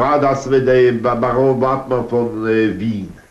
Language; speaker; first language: German; non-native, learner; Polish